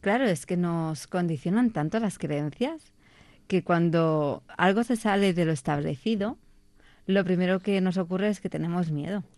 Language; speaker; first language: Spanish; non-native, local second language; Catalan